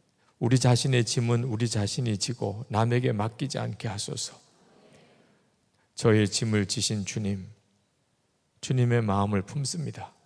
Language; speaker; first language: Korean; native; Korean